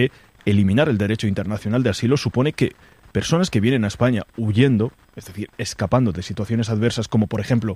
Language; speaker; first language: Spanish; native; Spanish